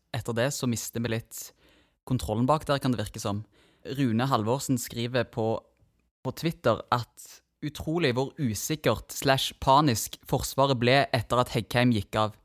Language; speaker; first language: Norwegian; native; Norwegian